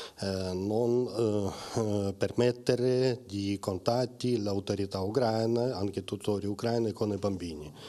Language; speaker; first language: Italian; non-native, learner; Ukrainian